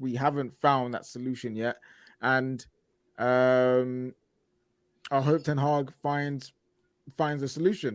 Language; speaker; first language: English; native; English